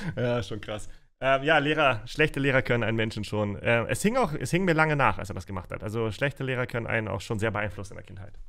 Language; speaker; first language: German; early bilingual, other home language; Russian